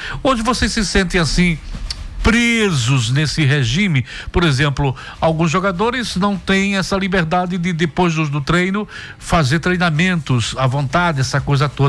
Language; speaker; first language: Portuguese; native; Portuguese